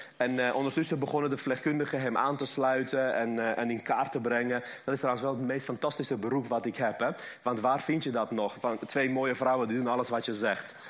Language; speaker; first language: Dutch; early bilingual, other home language; Armenian